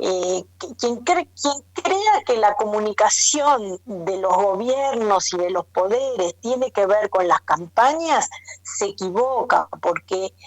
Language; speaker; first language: Spanish; native; Spanish